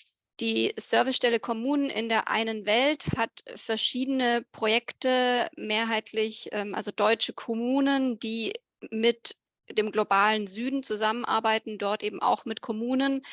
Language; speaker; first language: German; native; German